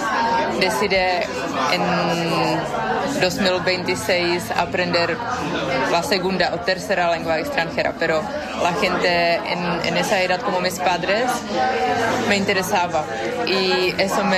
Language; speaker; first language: Spanish; non-native, fluent; Czech